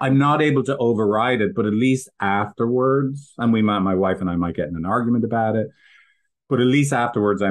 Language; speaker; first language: English; native; English